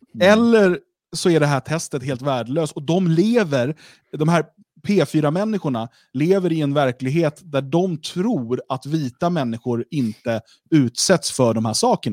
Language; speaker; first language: Swedish; native; Swedish